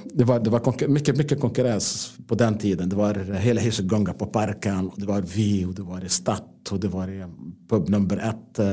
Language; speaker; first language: Swedish; non-native, fluent; Arabic